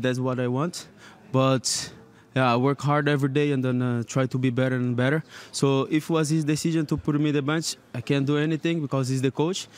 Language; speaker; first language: English; non-native, learner; Portuguese